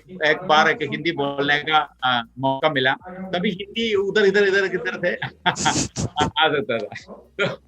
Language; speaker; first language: Hindi; non-native, local second language; Malayalam